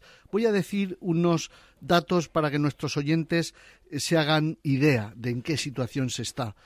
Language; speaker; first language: Spanish; native; Spanish